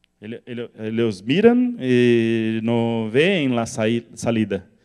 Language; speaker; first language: Spanish; non-native, learner; Portuguese